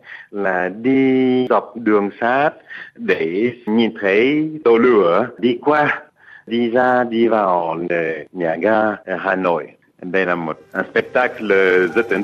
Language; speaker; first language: Vietnamese; non-native, fluent; French